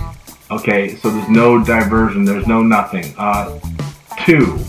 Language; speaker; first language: English; native; English